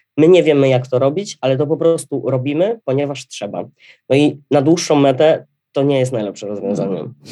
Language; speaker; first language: Polish; native; Polish